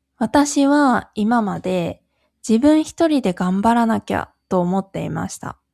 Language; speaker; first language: Japanese; native; Japanese